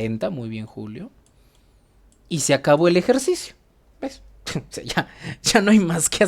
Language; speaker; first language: Spanish; native; Spanish